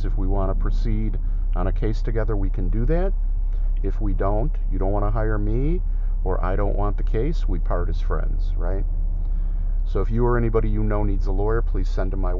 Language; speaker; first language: English; native; English